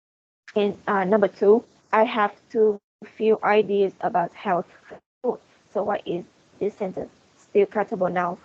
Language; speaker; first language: English; non-native, fluent; Vietnamese